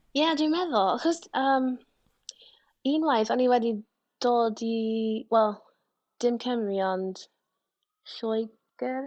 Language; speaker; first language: Welsh; non-native, fluent; English